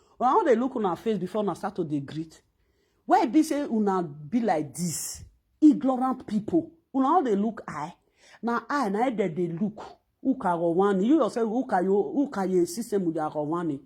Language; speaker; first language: Nigerian Pidgin; non-native, local second language; Bini